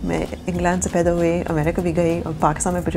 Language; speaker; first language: Hindi; early bilingual, heritage; Urdu